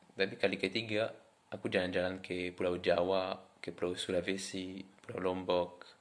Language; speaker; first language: Indonesian; non-native, fluent; French